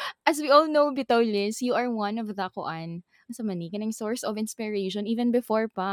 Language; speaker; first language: English; non-native, local second language; Cebuano